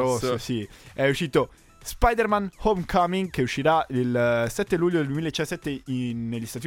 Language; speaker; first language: Italian; native; Italian